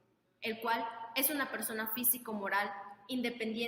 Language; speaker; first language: Spanish; native; Spanish